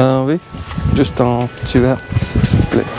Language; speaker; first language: French; non-native, fluent; Tamil